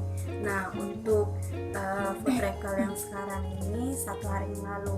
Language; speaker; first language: Indonesian; native; Indonesian